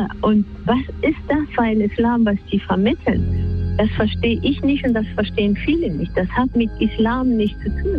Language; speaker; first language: German; non-native, fluent; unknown